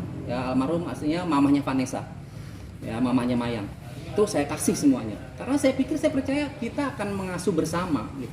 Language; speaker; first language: Indonesian; native; Indonesian